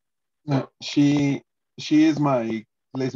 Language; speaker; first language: English; non-native, learner; Spanish